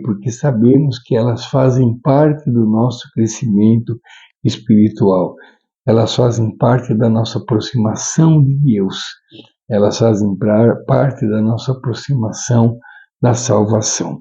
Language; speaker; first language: Portuguese; native; Portuguese